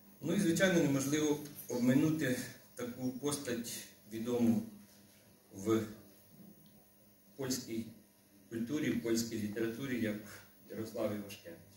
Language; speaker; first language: Ukrainian; native; Ukrainian